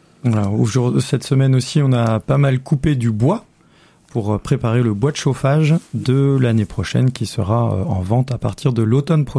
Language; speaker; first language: French; native; French